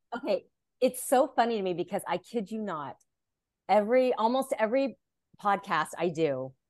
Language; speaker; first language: English; native; English